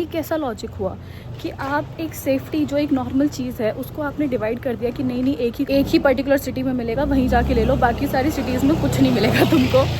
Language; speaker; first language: Hindi; native; Hindi